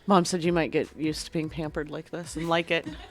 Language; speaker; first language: English; native; English